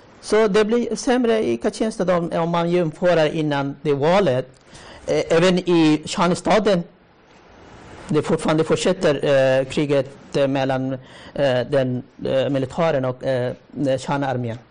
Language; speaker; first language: Swedish; non-native, learner; Rohingya